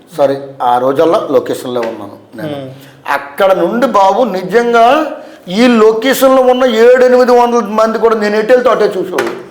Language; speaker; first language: Telugu; native; Telugu